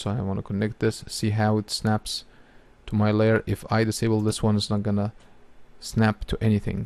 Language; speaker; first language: English; non-native, fluent; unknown